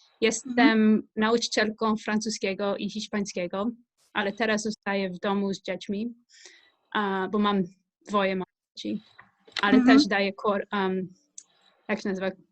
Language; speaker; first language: Polish; non-native, learner; English